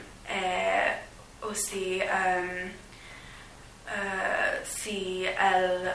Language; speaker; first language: French; non-native, fluent; English